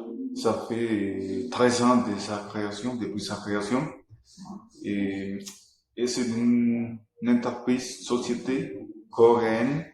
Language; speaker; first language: French; non-native, fluent; Spanish